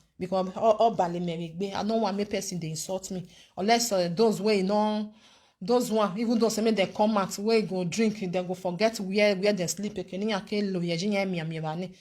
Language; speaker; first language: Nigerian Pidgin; non-native, local second language; Bini